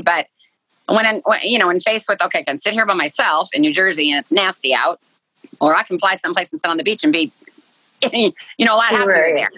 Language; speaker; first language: English; native; English